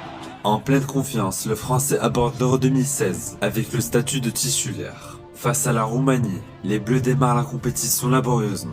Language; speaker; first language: French; native; French